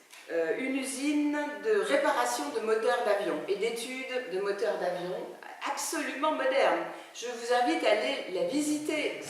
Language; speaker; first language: French; native; French